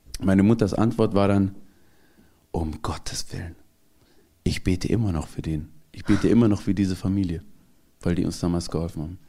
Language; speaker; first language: German; early bilingual, other home language; Tigrinya